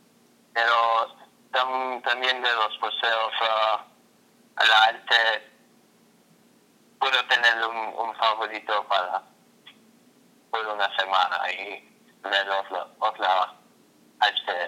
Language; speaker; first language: Spanish; non-native, fluent; English